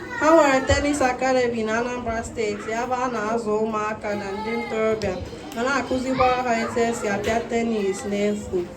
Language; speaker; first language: Igbo; early bilingual, heritage; Igbo